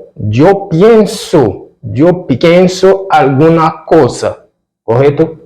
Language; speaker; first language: Portuguese; non-native, fluent; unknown